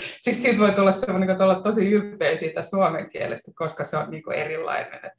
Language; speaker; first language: Finnish; non-native, local second language; Swedish